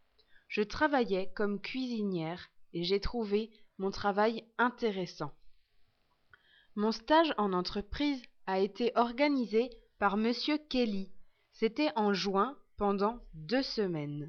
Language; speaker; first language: French; non-native, learner; English